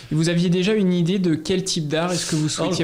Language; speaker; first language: French; native; French